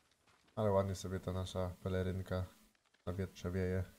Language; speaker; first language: Polish; native; Polish